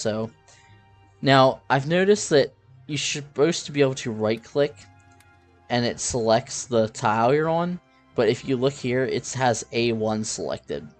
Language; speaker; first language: English; native; English